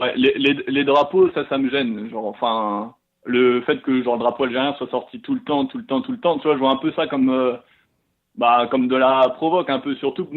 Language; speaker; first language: French; native; French